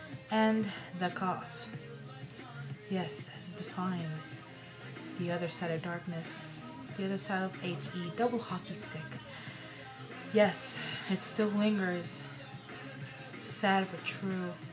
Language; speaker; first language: English; early bilingual, other home language; Spanish